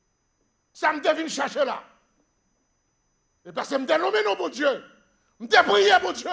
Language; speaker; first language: French; non-native, local second language; Haitian Creole